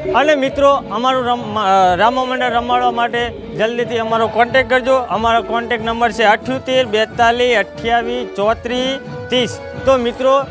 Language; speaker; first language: Gujarati; native; Gujarati